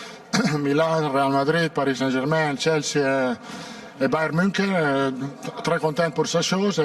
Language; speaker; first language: French; non-native, learner; Italian